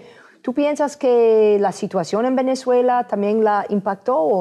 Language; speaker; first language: Spanish; non-native, fluent; English